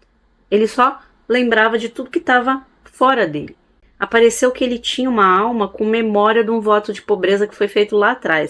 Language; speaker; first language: Portuguese; native; Portuguese